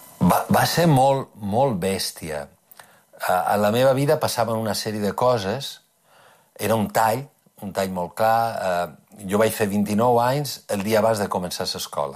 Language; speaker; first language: Catalan; native; Catalan